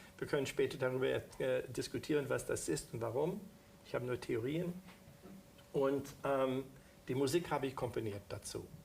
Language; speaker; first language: German; non-native, fluent; English